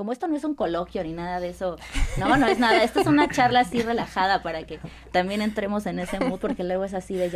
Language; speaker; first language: Spanish; native; Spanish